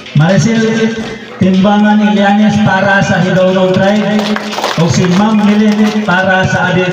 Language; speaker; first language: Cebuano; non-native, local second language; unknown